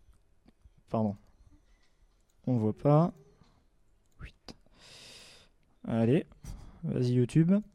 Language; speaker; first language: French; native; French